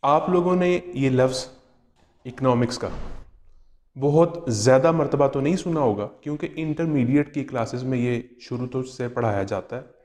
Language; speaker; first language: Urdu; non-native, local second language; Punjabi